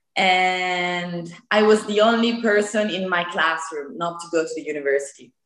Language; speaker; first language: English; non-native, fluent; Italian